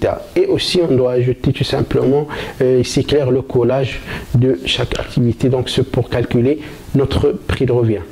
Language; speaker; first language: French; non-native, local second language; Arabic